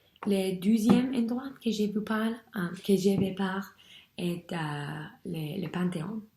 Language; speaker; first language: French; non-native, learner; English